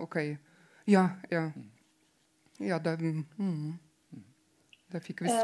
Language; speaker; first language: Norwegian; non-native, fluent; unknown